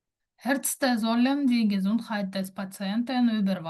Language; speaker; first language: German; non-native, fluent; Kyrgyz